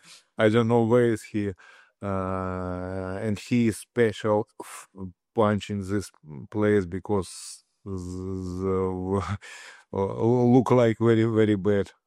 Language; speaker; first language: English; non-native, learner; Russian